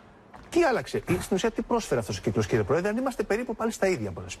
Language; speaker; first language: Greek; native; Greek